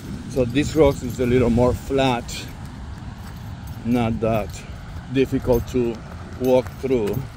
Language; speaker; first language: English; non-native, local second language; Spanish